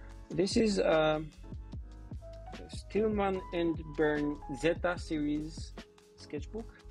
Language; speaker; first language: English; non-native, fluent; Polish